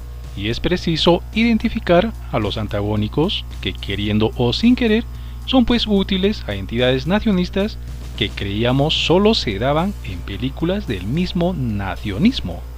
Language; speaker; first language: Spanish; native; Spanish